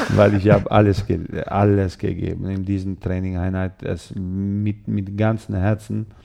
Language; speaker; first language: German; non-native, fluent; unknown